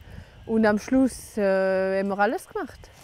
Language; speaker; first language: German; non-native, local second language; French